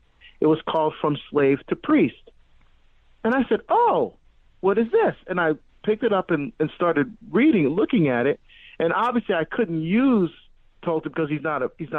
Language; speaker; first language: English; native; English